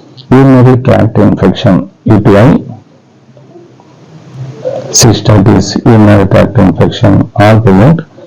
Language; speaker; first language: English; non-native, local second language; Telugu